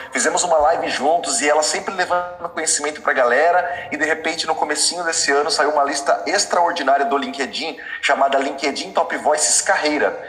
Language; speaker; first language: Portuguese; native; Portuguese